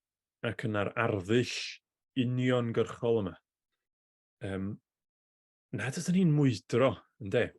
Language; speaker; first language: Welsh; native; Welsh